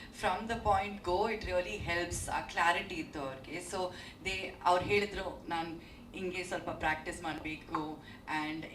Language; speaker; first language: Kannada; early bilingual, heritage; English